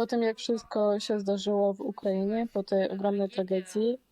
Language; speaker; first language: Polish; non-native, fluent; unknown